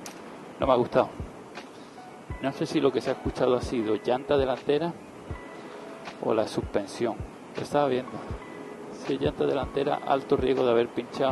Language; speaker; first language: Spanish; native; Spanish